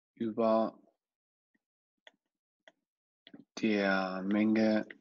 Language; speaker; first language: German; non-native, fluent; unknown